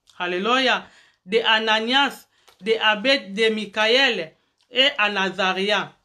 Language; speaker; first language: French; non-native, local second language; Lingala